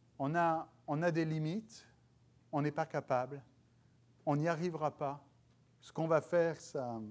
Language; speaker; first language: French; native; French